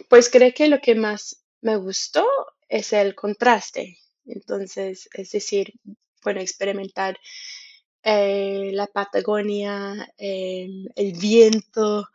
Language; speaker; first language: Spanish; non-native, fluent; English